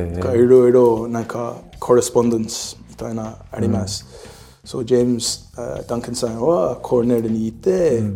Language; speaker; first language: Japanese; non-native, learner; English